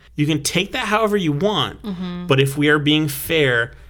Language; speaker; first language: English; native; English